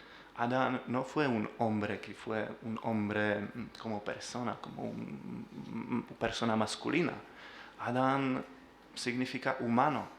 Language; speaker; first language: Spanish; non-native, learner; Czech